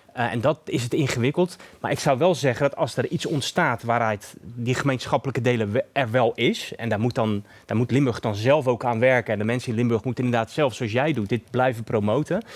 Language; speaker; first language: Dutch; native; Dutch